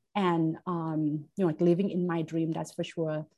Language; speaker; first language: English; non-native, fluent; Thai